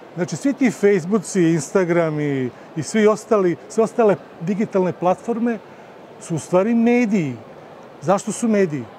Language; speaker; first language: Serbian; native; Serbian